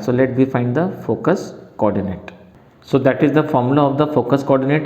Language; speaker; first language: English; non-native, local second language; Hindi